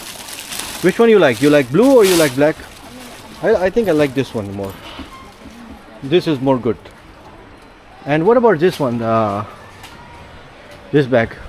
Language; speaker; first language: English; non-native, fluent; Urdu